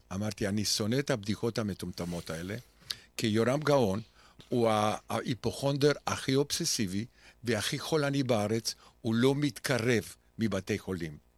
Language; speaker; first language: Hebrew; non-native, fluent; Romanian